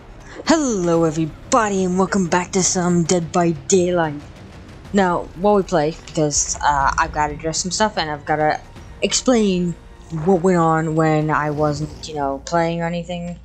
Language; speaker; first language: English; native; English